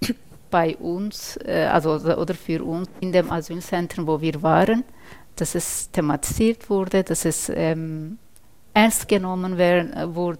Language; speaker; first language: German; non-native, fluent; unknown